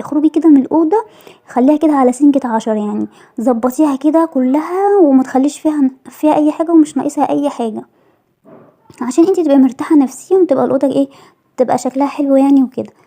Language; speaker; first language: Arabic; native; Arabic